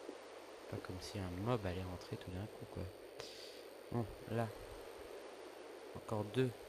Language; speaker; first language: French; native; French